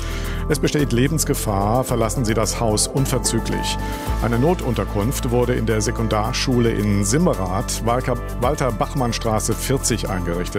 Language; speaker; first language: German; native; German